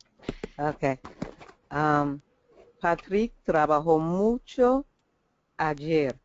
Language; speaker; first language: Spanish; non-native, learner; English